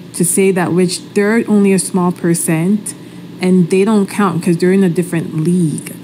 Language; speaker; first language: English; native; English